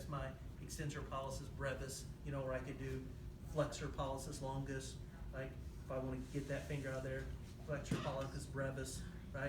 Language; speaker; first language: English; native; English